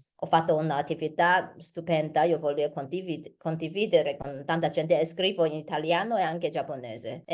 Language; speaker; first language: Italian; non-native, learner; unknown